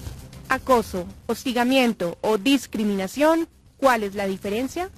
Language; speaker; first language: Spanish; native; Spanish